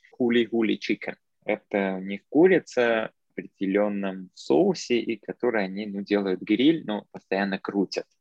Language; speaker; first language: Russian; non-native, local second language; Armenian